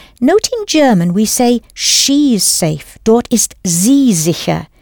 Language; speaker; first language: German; non-native, fluent; English